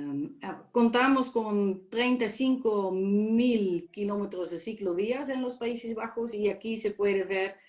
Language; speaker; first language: Spanish; non-native, fluent; Dutch